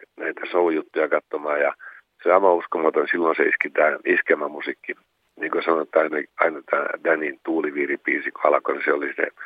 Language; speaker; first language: Finnish; native; Finnish